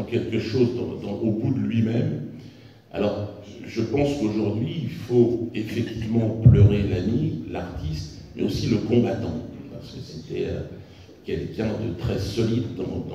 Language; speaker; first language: French; native; French